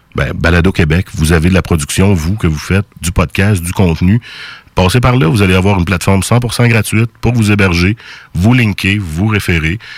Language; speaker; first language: French; native; French